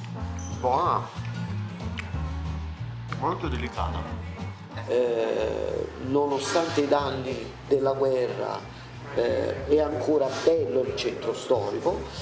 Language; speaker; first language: Italian; native; Italian